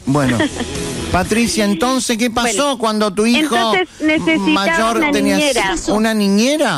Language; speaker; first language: Spanish; native; Spanish